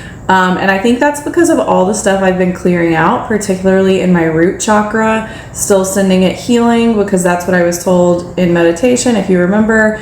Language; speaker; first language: English; native; English